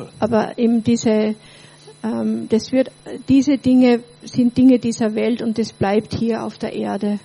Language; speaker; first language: German; native; German